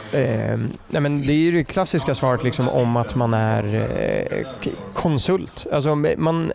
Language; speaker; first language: Swedish; early bilingual, other home language; German